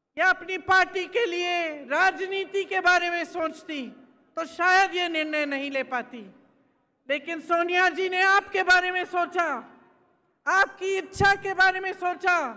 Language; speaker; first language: Hindi; native; Hindi